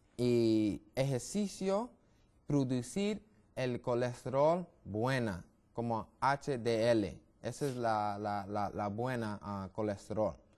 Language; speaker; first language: Spanish; non-native, learner; English